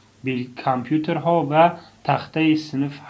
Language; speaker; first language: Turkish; non-native, fluent; Tajik